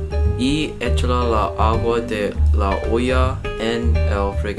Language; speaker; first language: Spanish; non-native, learner; English